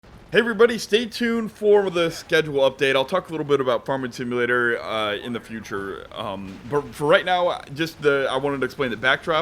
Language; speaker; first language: English; native; English